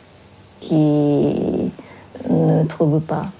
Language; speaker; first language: French; non-native, fluent; Japanese